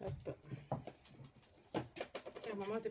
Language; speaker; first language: French; native; French